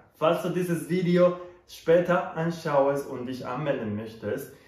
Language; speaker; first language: German; non-native, fluent; Spanish